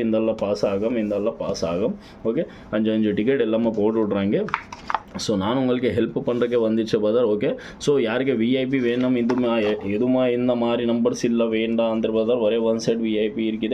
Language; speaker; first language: Tamil; non-native, learner; Kannada